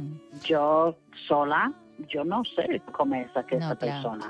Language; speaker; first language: Catalan; non-native, fluent; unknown